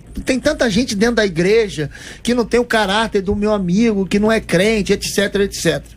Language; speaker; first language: Portuguese; native; Portuguese